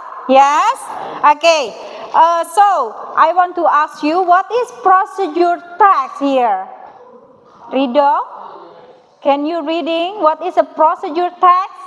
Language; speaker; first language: English; non-native, learner; Indonesian